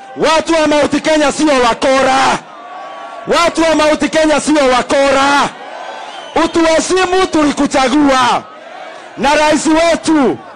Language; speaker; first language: Swahili; non-native, local second language; Kikuyu